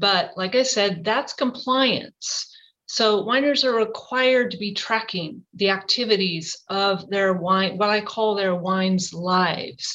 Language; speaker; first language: English; native; English